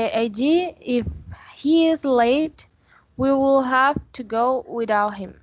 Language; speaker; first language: English; non-native, learner; Spanish